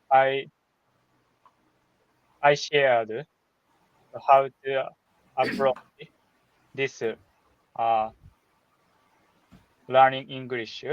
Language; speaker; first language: English; non-native, learner; Japanese